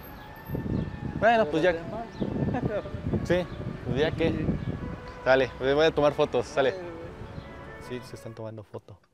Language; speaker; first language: Spanish; native; Spanish